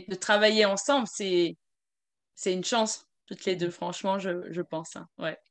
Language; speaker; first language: French; native; French